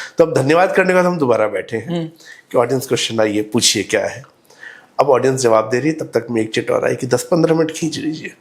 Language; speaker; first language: Hindi; native; Hindi